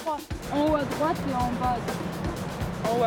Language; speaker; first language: French; native; French